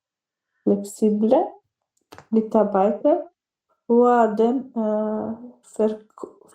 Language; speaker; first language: German; non-native, learner; Macedonian